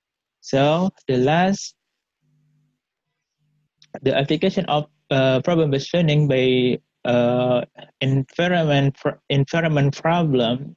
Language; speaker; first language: English; non-native, learner; Indonesian